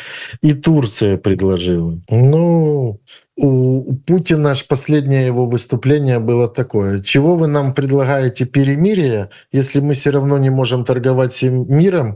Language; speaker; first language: Russian; native; Russian